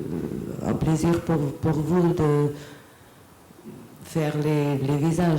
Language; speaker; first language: French; non-native, fluent; Portuguese